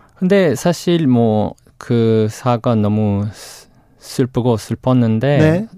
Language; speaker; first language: Korean; non-native, fluent; English